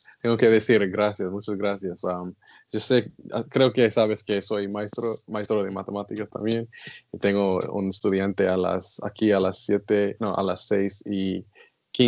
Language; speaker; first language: Spanish; non-native, learner; English